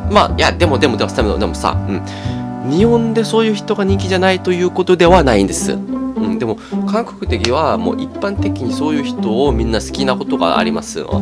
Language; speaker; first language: Japanese; non-native, fluent; Korean